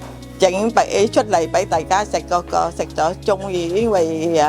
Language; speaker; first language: Cantonese; early bilingual, heritage; Cantonese